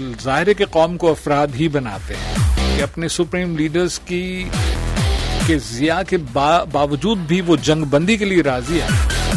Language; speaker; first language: Urdu; native; Urdu